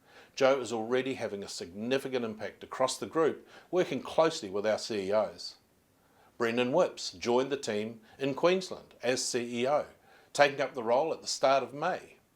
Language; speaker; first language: English; native; English